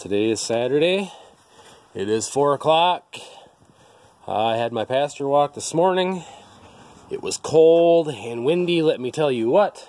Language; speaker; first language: English; native; English